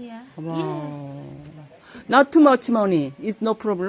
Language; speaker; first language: English; non-native, learner; Korean